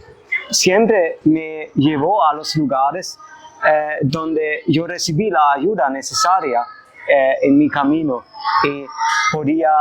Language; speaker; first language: Spanish; non-native, fluent; German